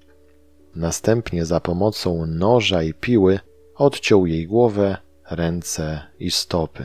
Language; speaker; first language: Polish; native; Polish